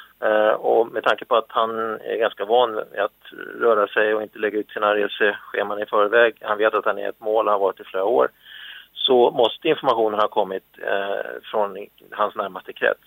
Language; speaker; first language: Swedish; native; Swedish